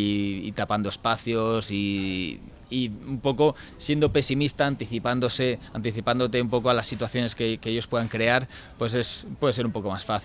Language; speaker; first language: Spanish; native; Spanish